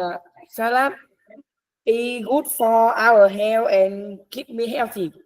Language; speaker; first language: English; non-native, learner; Vietnamese